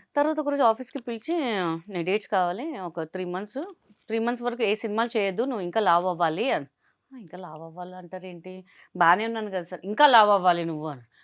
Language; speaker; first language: Telugu; non-native, local second language; Hindi